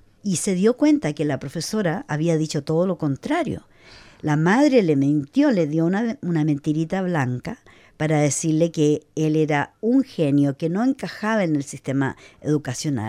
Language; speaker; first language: Spanish; native; Spanish